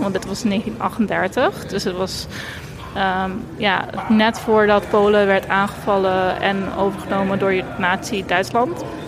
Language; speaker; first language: Dutch; non-native, local second language; Papiamento